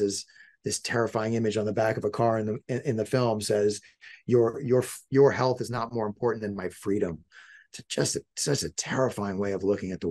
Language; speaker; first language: English; native; English